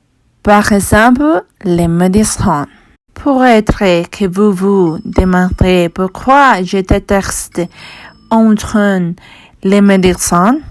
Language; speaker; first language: French; non-native, learner; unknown